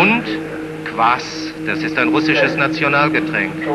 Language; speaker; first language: German; native; German